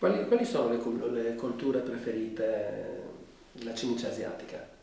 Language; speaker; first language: Italian; native; Italian